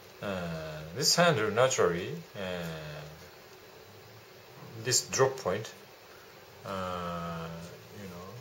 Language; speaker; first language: English; non-native, learner; Japanese